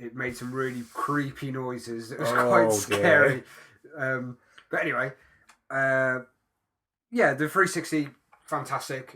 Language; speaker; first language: English; native; English